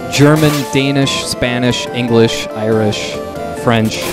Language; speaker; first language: English; native; English